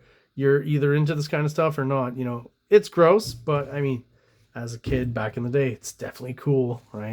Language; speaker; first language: English; native; English